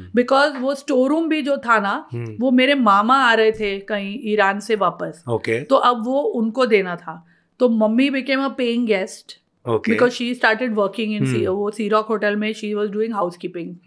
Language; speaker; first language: Hindi; native; Hindi